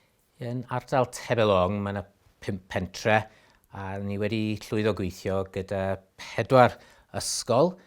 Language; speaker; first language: Welsh; native; Welsh